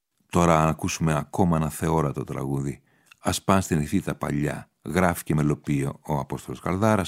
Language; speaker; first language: Greek; native; Greek